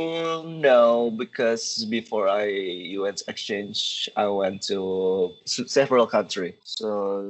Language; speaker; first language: English; non-native, learner; Indonesian